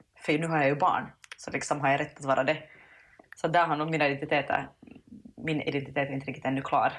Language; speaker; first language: Swedish; native; Swedish